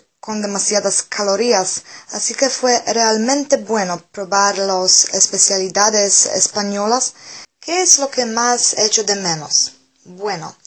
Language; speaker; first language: Spanish; non-native, learner; Polish